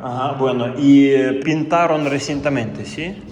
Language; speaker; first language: Spanish; non-native, fluent; Russian